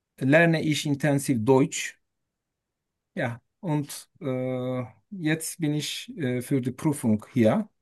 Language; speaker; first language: German; non-native, learner; Turkish